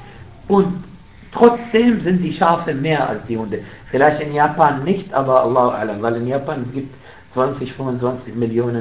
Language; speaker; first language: German; non-native, fluent; Arabic